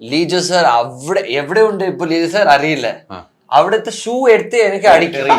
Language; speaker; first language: Malayalam; non-native, learner; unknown